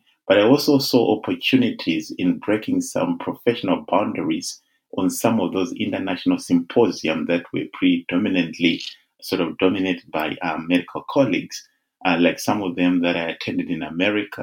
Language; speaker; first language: English; non-native, local second language; Shona